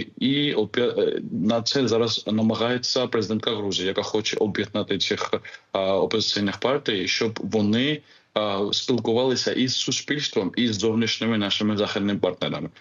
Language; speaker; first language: Ukrainian; non-native, fluent; Georgian